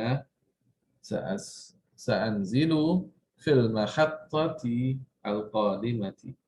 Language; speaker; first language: Arabic; non-native, fluent; English